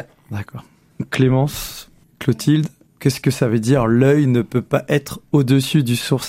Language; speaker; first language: French; native; French